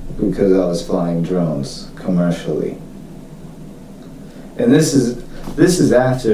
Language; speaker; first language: English; native; English